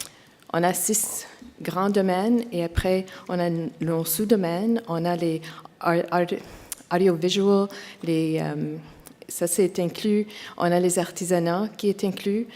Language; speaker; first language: French; non-native, local second language; English